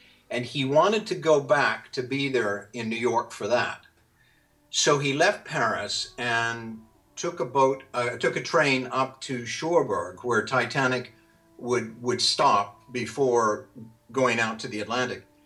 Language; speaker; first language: English; native; English